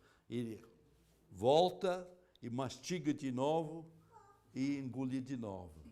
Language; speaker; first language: Portuguese; non-native, fluent; English